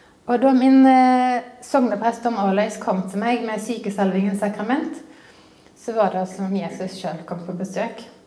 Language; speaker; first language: Norwegian; native; Norwegian